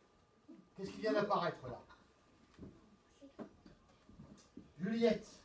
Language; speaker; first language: French; native; French